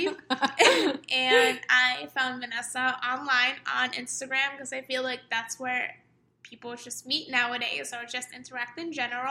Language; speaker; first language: English; non-native, fluent; Estonian